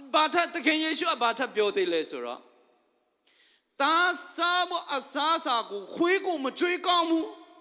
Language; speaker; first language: Burmese; non-native, local second language; Tedim Chin